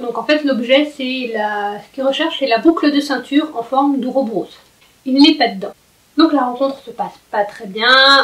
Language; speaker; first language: French; native; French